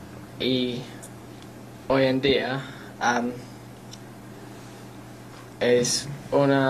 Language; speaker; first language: Spanish; non-native, learner; English